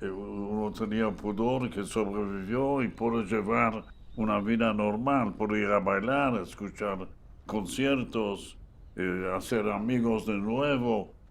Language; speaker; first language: Spanish; non-native, fluent; Yiddish